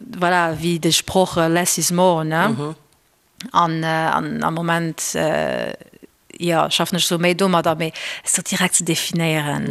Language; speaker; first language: Luxembourgish; early bilingual, other home language; Portuguese